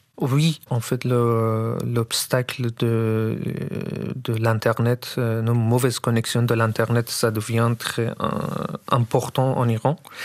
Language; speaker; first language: French; non-native, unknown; Persian